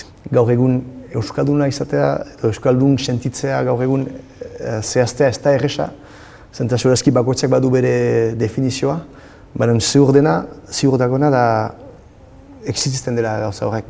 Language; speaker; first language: Basque; non-native, local second language; French